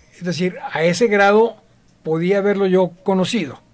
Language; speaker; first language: Spanish; native; Spanish